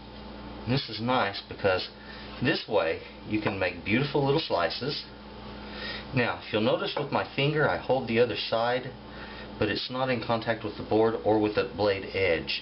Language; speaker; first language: English; native; English